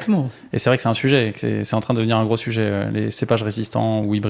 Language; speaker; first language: French; native; French